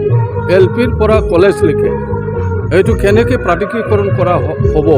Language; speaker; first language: Assamese; non-native, local second language; Bodo